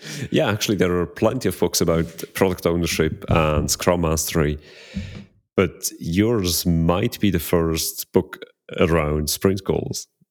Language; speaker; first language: English; non-native, fluent; Swiss German